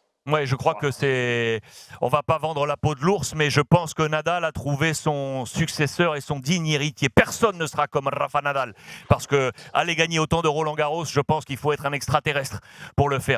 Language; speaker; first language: French; native; French